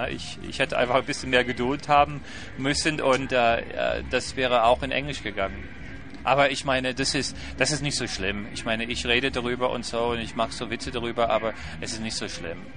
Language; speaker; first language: German; non-native, fluent; English